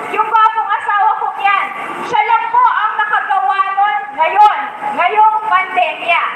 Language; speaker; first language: Filipino; native; Filipino